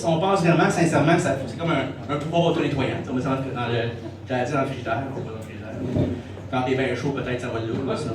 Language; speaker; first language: French; native; French